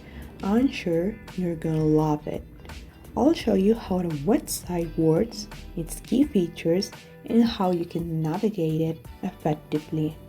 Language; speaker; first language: English; non-native, fluent; Spanish